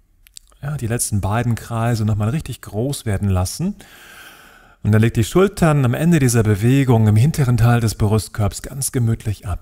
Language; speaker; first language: German; native; German